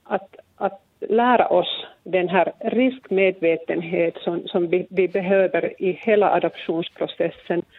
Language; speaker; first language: Swedish; non-native, local second language; Finnish